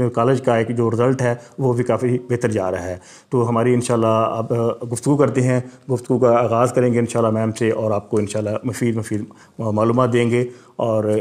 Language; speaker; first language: Urdu; non-native, local second language; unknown